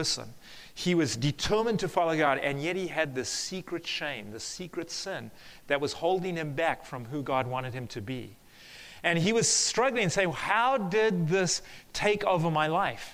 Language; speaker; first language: English; native; English